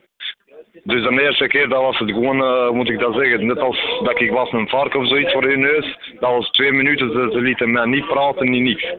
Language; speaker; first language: Dutch; non-native, fluent; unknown